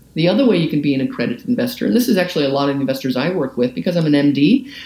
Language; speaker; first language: English; native; English